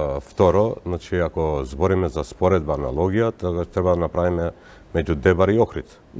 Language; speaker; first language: Macedonian; non-native, local second language; Albanian